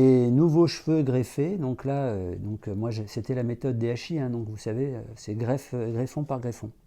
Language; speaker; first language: French; native; French